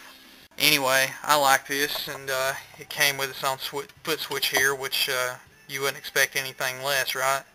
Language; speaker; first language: English; native; English